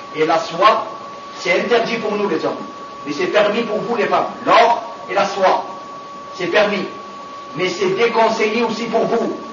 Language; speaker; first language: French; non-native, local second language; Arabic